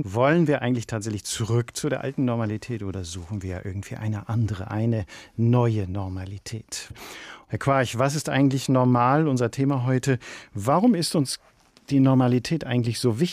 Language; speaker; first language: German; native; German